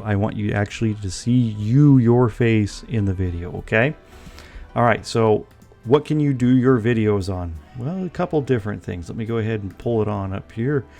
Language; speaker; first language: English; native; English